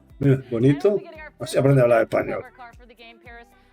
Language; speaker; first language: Spanish; native; Spanish